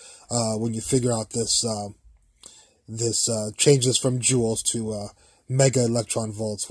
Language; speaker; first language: English; native; English